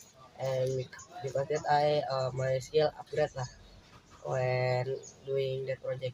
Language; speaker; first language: English; non-native, learner; Indonesian